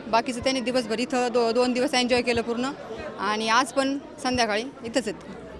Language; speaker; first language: Marathi; native; Marathi